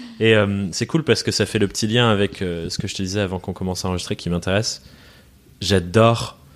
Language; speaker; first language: French; early bilingual, other home language; English